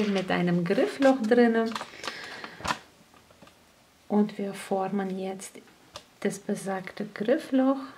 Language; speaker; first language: German; native; German